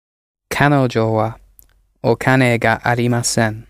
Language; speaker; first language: Japanese; non-native, learner; English